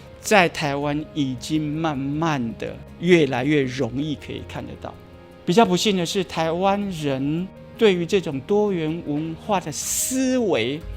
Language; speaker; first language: Chinese; native; Chinese